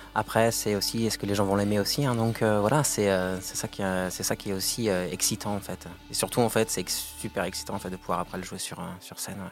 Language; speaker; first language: French; native; French